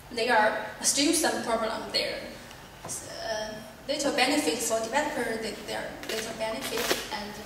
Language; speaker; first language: English; non-native, learner; Chinese